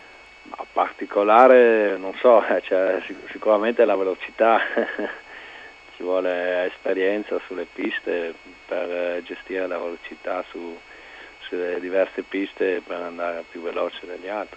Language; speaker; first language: Italian; non-native, local second language; German